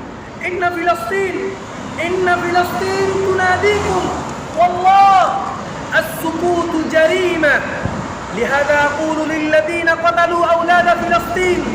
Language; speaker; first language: Arabic; non-native, fluent; Bangla